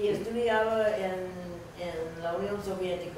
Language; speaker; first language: Spanish; non-native, fluent; English